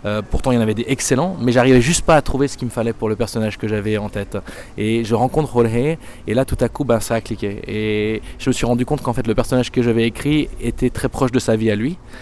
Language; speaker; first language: French; native; French